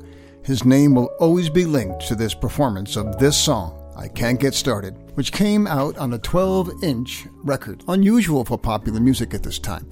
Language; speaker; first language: English; native; English